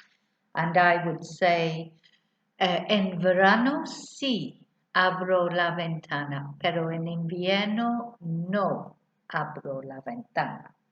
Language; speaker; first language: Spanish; non-native, fluent; English